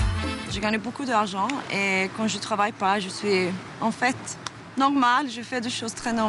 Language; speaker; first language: French; non-native, fluent; Swedish